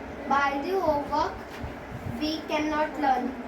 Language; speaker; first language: English; non-native, learner; Hindi